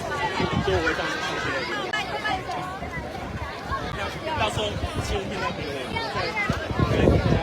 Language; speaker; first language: Chinese; native; Chinese